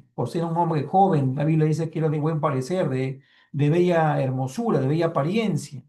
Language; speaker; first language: Spanish; native; Spanish